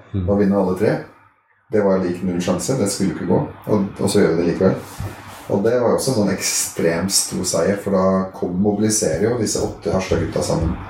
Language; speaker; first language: Norwegian; early bilingual, other home language; Arabic